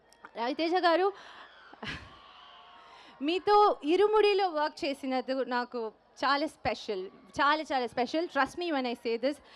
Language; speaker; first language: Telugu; non-native, local second language; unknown